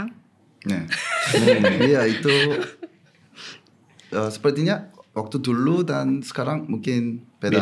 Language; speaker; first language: Indonesian; non-native, fluent; Korean